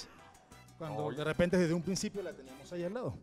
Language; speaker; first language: Spanish; native; Spanish